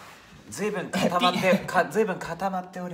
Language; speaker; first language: Japanese; native; Japanese